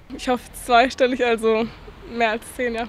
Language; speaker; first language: German; native; German